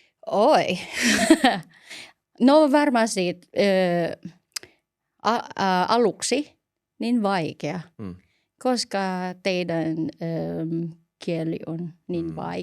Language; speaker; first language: Finnish; non-native, learner; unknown